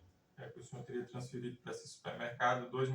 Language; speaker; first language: Portuguese; native; Portuguese